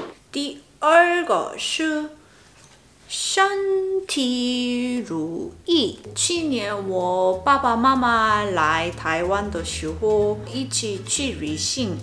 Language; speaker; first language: Chinese; non-native, learner; Korean